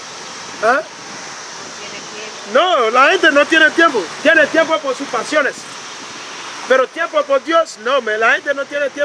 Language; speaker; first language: Spanish; non-native, learner; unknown